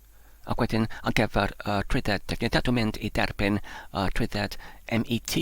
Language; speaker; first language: Welsh; non-native, learner; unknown